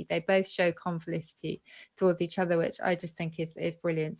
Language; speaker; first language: English; native; English